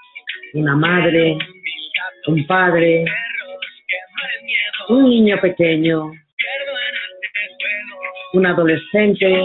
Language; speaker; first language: Spanish; native; Spanish